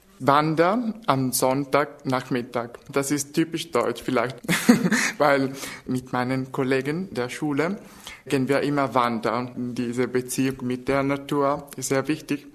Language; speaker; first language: German; non-native, fluent; Italian